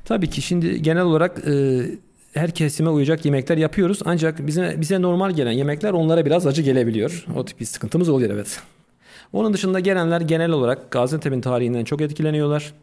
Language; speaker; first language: Turkish; native; Turkish